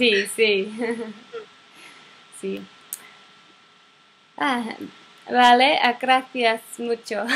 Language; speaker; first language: Spanish; non-native, learner; English